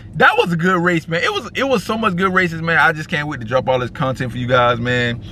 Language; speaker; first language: English; native; English